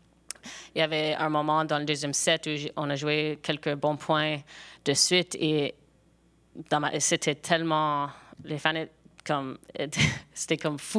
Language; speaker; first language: French; non-native, local second language; English